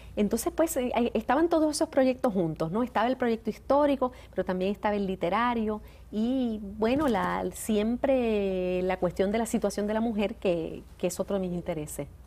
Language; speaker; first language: Spanish; native; Spanish